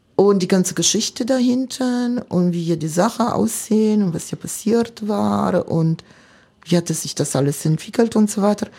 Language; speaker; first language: German; non-native, fluent; Italian